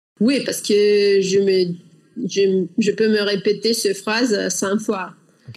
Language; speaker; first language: French; non-native, learner; Russian